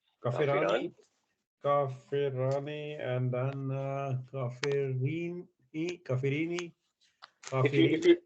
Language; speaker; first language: Arabic; non-native, learner; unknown